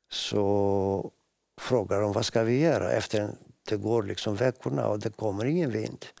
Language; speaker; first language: Swedish; non-native, fluent; Greek